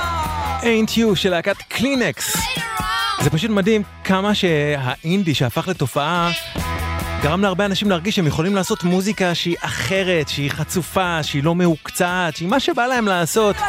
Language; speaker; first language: Hebrew; native; Hebrew